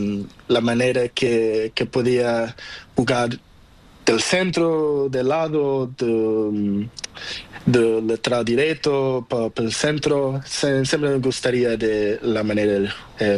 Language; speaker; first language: Spanish; non-native, learner; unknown